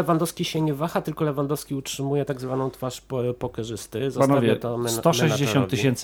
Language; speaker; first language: Polish; native; Polish